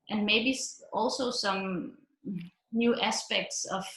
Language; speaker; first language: English; non-native, fluent; Danish